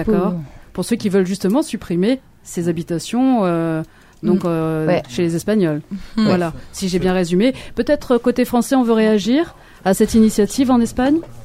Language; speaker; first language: French; native; French